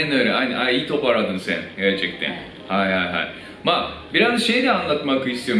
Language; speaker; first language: Turkish; non-native, fluent; Japanese